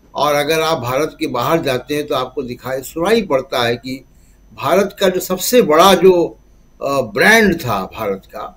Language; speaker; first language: Hindi; native; Hindi